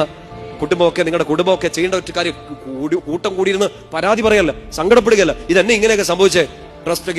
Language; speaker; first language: Malayalam; native; Malayalam